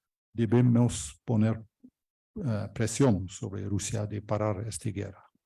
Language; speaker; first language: Spanish; non-native, fluent; Dutch